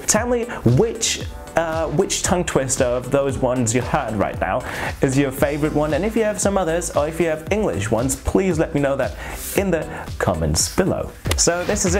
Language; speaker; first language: English; non-native, fluent; German